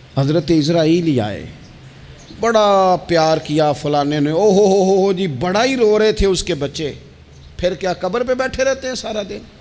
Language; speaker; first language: Urdu; non-native, local second language; Punjabi